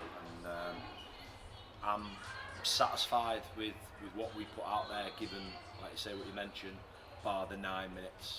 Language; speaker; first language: English; native; English